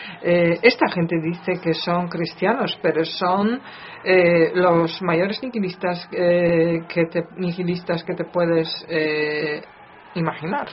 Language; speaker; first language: Spanish; non-native, fluent; Polish